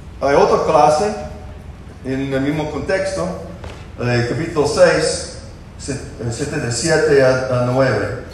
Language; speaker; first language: Spanish; non-native, fluent; English